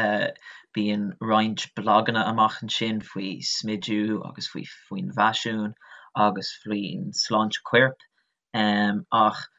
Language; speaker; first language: Irish; non-native, local second language; English